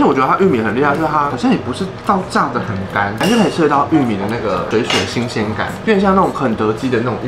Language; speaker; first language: Chinese; native; Chinese